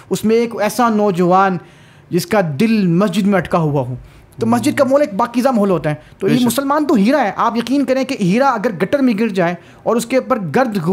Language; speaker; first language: Urdu; native; Urdu